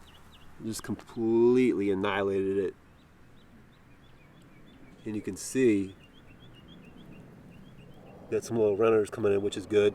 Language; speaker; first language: English; native; English